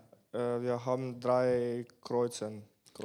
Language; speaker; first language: German; non-native, fluent; Bulgarian